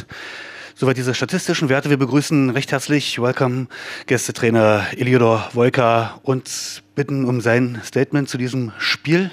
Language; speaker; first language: German; native; German